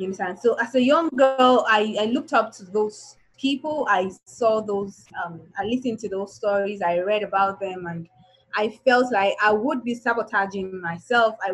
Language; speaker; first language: English; non-native, local second language; Igbo